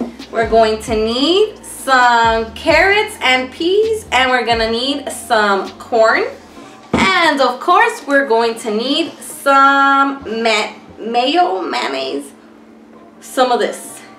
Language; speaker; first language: English; early bilingual, other home language; Spanish